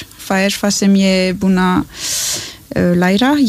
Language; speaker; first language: Icelandic; non-native, learner; French